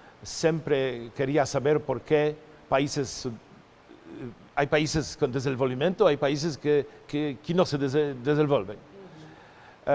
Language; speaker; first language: Portuguese; non-native, fluent; Polish